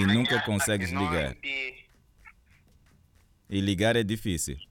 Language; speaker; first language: Portuguese; native; Portuguese